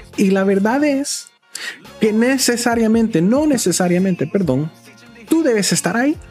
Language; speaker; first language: Spanish; early bilingual, heritage; Spanish